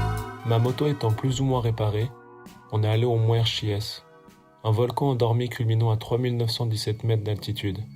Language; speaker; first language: French; native; French